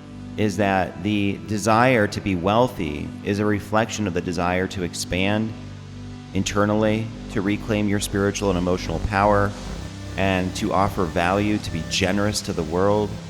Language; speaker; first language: English; native; English